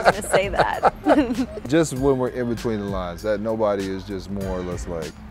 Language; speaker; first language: English; native; English